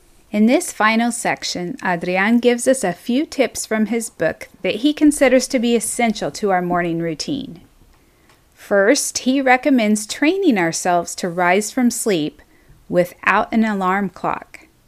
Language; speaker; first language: English; native; English